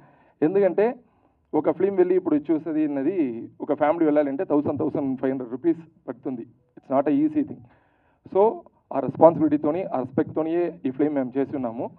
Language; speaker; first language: Telugu; non-native, local second language; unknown